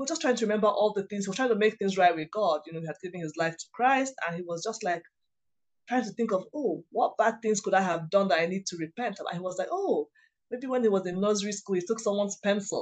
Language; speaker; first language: English; non-native, local second language; Igbo